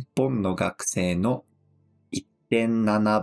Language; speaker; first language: Japanese; non-native, fluent; English